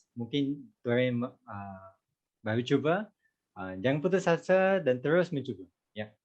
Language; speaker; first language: Malay; native; Malay